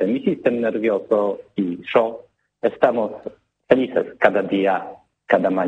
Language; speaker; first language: Spanish; non-native, learner; Polish